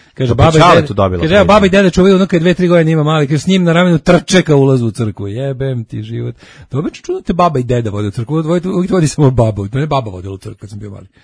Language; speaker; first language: Serbian; native; Serbian